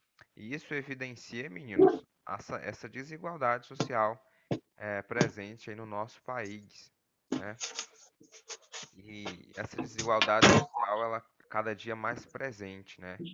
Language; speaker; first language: Portuguese; native; Portuguese